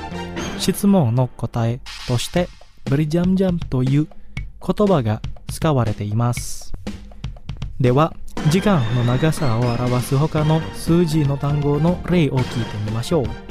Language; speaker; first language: Japanese; non-native, fluent; Indonesian